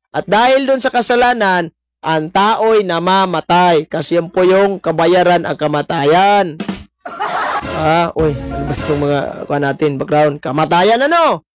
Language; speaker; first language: Filipino; non-native, local second language; Cebuano